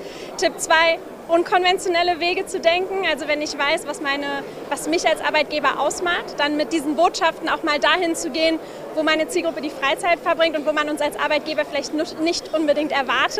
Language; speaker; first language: German; native; German